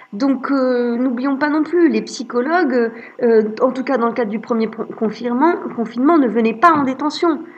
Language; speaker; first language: French; native; French